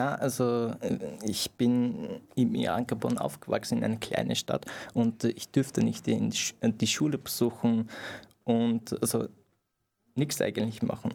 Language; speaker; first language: German; non-native, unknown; Persian